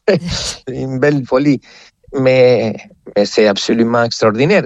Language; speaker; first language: French; non-native, fluent; Spanish